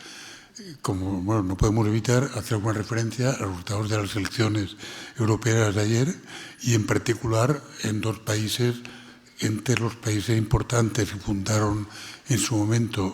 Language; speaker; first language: Spanish; non-native, local second language; Catalan